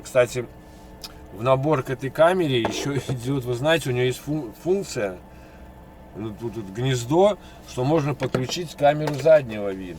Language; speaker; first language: Russian; native; Russian